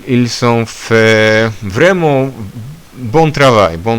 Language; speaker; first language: French; non-native, learner; Polish